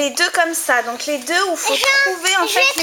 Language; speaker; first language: French; native; French